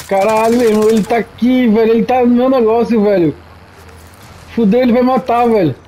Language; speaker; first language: Portuguese; native; Portuguese